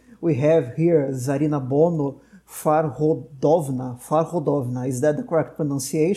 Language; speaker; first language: English; non-native, fluent; Portuguese